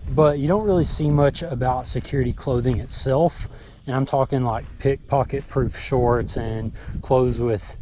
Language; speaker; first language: English; native; English